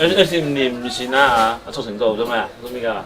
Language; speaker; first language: Chinese; native; Chinese